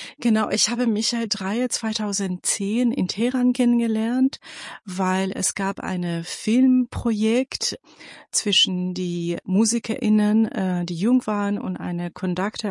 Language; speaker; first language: German; non-native, fluent; Persian